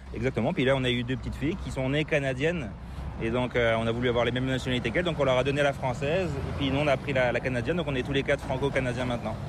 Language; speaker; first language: French; native; French